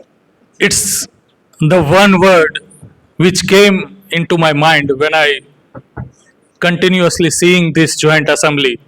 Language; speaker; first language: English; non-native, fluent; Gujarati